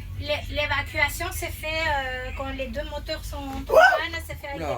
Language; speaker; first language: French; native; French